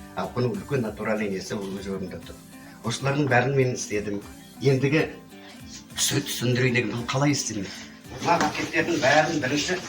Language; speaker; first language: Kazakh; native; Kazakh